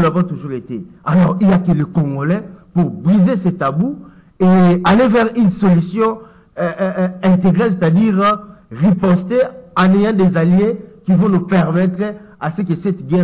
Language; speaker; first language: French; non-native, local second language; Lingala